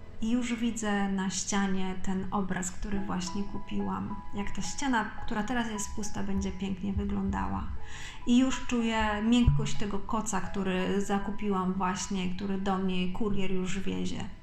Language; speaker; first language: Polish; native; Polish